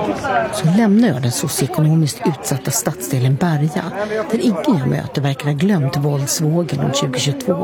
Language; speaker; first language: Swedish; native; Swedish